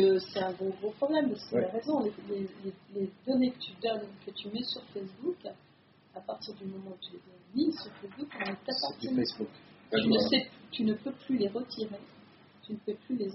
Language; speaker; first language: French; native; French